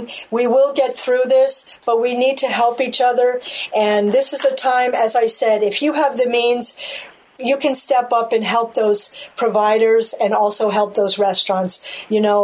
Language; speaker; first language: English; native; English